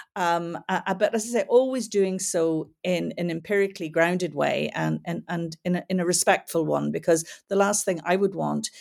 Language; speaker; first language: English; native; English